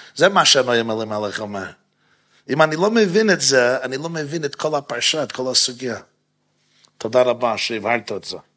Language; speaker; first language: Hebrew; non-native, fluent; English